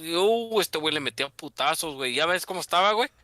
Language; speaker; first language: Spanish; early bilingual, heritage; Spanish